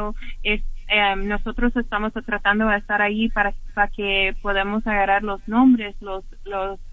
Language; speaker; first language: Spanish; early bilingual, heritage; English